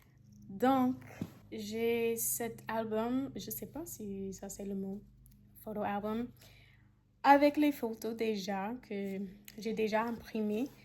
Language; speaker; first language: French; non-native, fluent; English